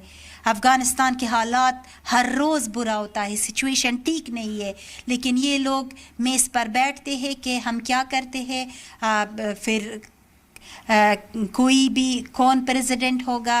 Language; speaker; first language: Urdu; non-native, learner; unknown